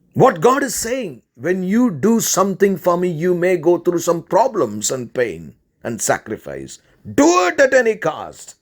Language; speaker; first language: English; non-native, local second language; Tamil